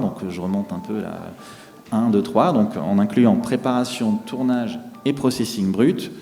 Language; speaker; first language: French; native; French